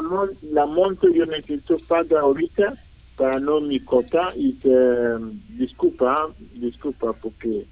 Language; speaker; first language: Spanish; non-native, learner; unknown